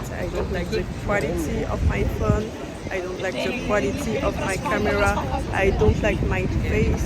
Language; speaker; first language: English; non-native, learner; French